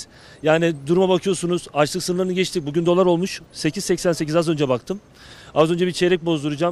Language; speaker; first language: Turkish; native; Turkish